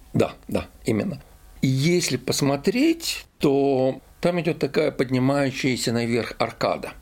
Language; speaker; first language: Russian; native; Russian